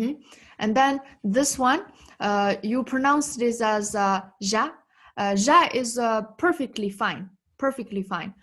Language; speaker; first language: English; non-native, fluent; Tibetan